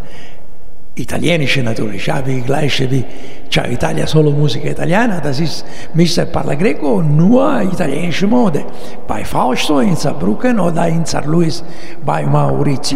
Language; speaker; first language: German; non-native, learner; Italian